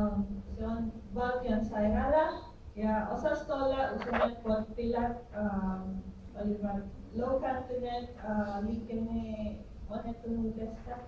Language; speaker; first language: Finnish; non-native, learner; Filipino